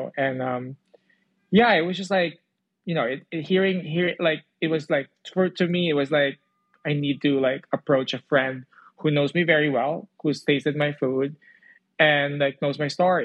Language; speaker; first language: English; non-native, local second language; Cebuano